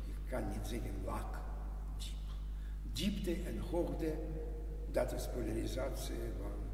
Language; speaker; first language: Dutch; non-native, learner; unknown